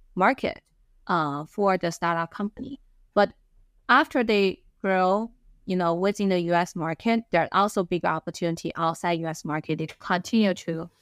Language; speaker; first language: English; non-native, fluent; Chinese